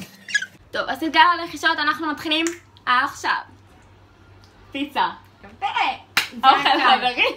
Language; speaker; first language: Hebrew; native; Hebrew